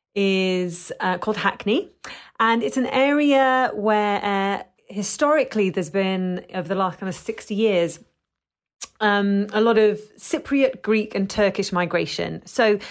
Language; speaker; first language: English; native; English